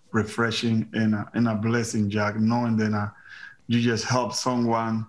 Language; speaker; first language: English; non-native, fluent; Spanish